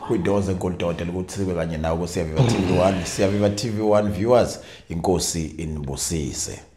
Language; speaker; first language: Zulu; native; Zulu